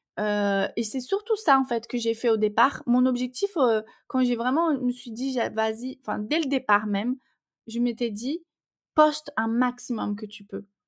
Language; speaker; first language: French; non-native, fluent; Portuguese